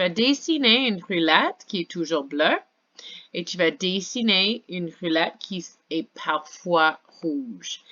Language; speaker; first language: French; non-native, fluent; English